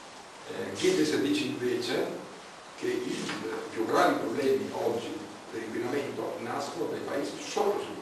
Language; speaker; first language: Italian; native; Italian